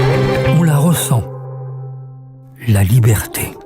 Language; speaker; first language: French; native; French